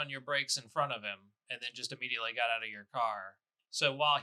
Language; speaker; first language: English; native; English